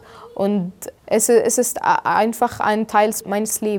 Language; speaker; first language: German; non-native, fluent; Arabic